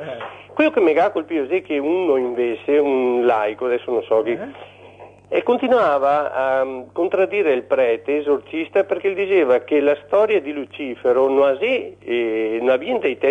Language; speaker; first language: Italian; native; Italian